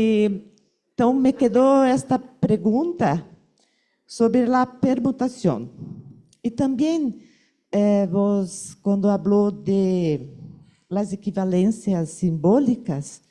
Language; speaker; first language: Spanish; non-native, learner; Portuguese